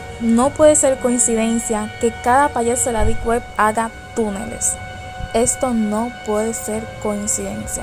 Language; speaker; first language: Spanish; native; Spanish